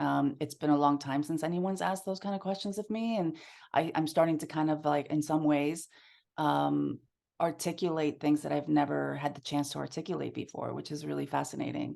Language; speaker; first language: English; early bilingual, other home language; Spanish